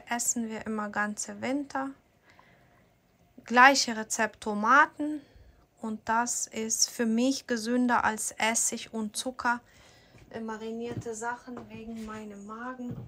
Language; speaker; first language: German; non-native, fluent; Ukrainian